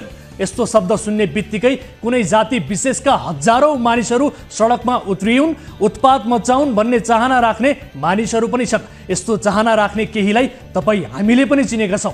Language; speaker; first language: Nepali; native; Nepali